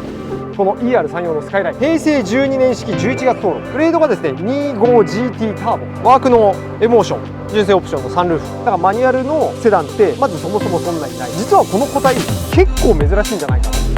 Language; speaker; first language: Japanese; native; Japanese